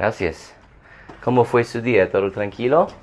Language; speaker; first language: Spanish; non-native, learner; English